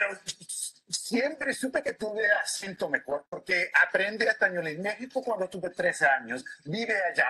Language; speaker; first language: Spanish; non-native, learner; English